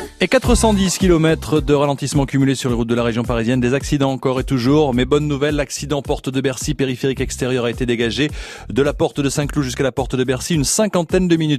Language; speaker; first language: French; native; French